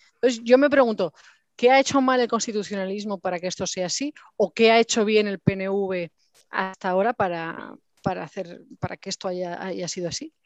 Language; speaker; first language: Spanish; native; Spanish